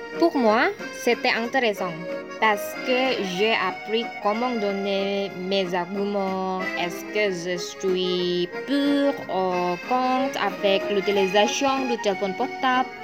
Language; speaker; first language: French; non-native, learner; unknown